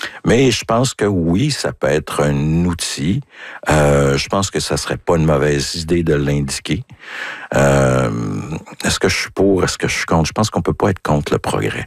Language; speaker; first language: French; native; French